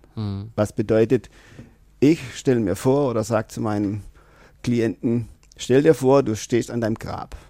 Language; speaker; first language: German; native; German